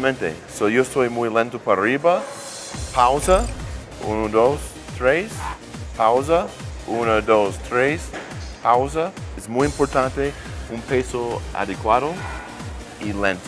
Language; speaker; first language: Spanish; non-native, learner; English